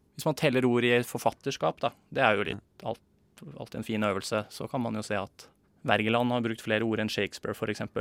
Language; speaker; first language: Norwegian; native; Norwegian